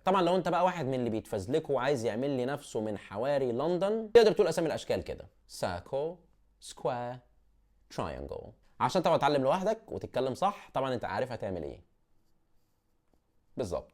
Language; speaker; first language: Arabic; native; Arabic